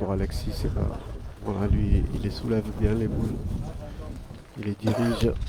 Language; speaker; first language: French; native; French